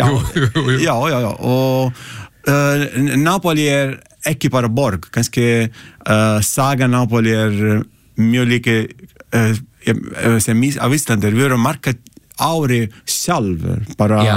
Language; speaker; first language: Icelandic; non-native, learner; Italian